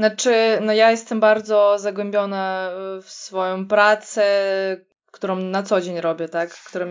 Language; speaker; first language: Polish; non-native, fluent; Russian